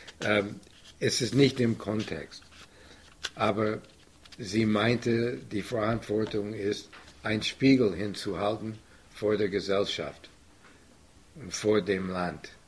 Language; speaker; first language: German; non-native, fluent; English